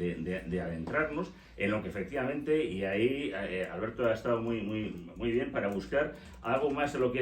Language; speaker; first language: Spanish; native; Spanish